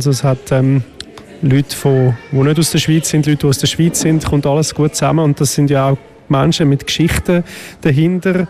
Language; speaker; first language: German; native; German